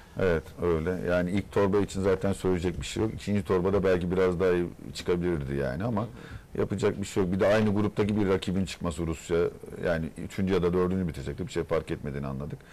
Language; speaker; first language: Turkish; native; Turkish